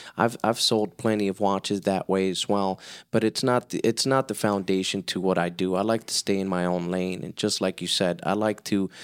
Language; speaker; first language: English; early bilingual, other home language; Spanish